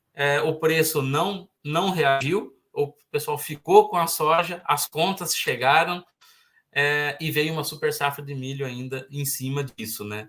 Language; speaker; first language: Portuguese; native; Portuguese